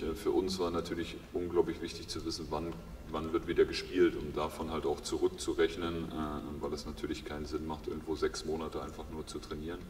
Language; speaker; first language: German; native; German